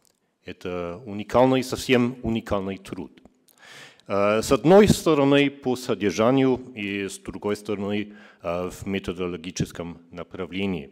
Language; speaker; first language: Russian; non-native, fluent; German